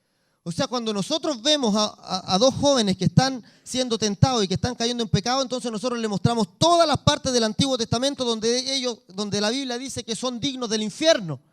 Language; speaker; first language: Spanish; native; Spanish